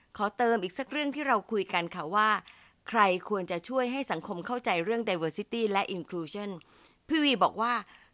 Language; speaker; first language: Thai; native; Thai